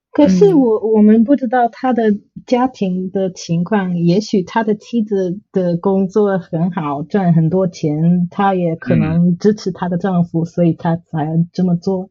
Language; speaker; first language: Chinese; non-native, fluent; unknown